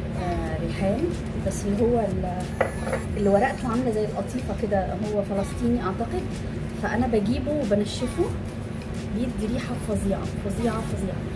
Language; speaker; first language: Arabic; native; Arabic